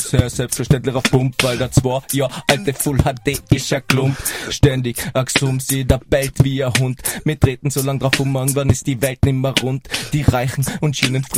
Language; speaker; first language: German; native; German